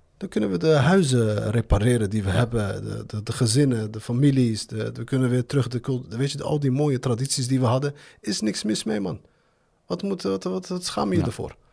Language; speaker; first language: Dutch; early bilingual, other home language; Arabic